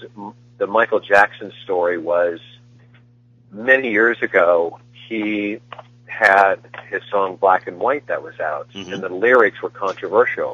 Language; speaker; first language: English; native; English